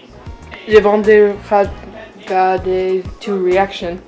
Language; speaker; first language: French; non-native, learner; English